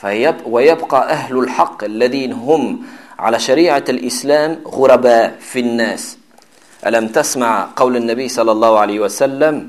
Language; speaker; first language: Arabic; non-native, fluent; French